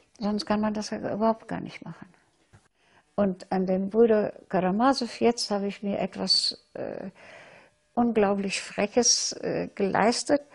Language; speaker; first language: German; non-native, fluent; Russian